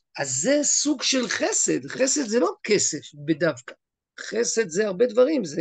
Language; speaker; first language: Hebrew; native; Hebrew